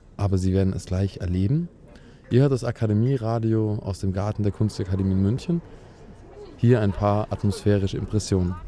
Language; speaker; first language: German; native; German